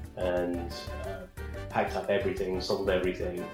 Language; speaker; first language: English; native; English